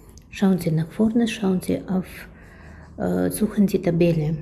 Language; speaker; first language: German; non-native, learner; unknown